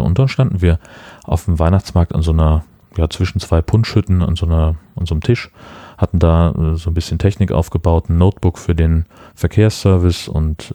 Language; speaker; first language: German; native; German